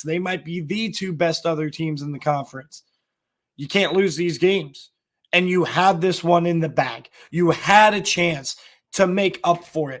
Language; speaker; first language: English; native; English